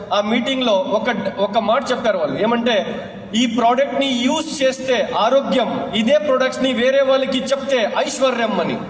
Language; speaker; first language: Telugu; non-native, local second language; Urdu